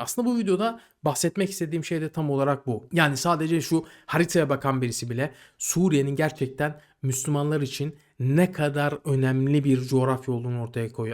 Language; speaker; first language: Turkish; native; Turkish